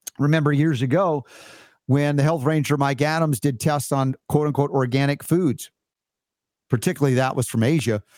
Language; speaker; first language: English; native; English